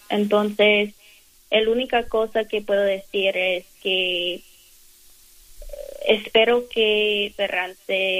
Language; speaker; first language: Spanish; non-native, fluent; English